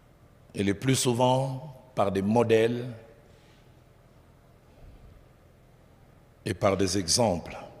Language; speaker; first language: French; non-native, local second language; Lingala